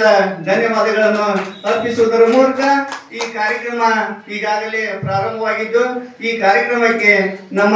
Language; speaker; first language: Kannada; native; Kannada